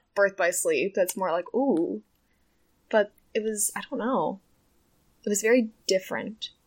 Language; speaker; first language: English; native; English